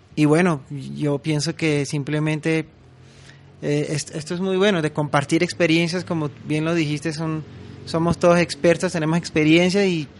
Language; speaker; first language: Spanish; early bilingual, heritage; French